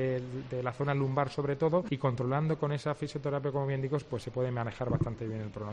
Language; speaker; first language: Spanish; native; Spanish